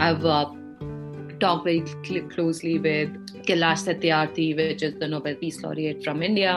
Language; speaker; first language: English; non-native, local second language; Hindi